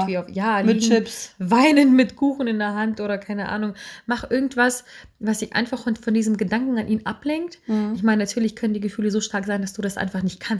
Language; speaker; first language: German; native; German